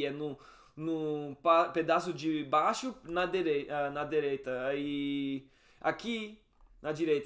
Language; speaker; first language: Portuguese; non-native, fluent; English